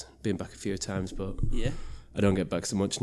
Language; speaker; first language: English; native; English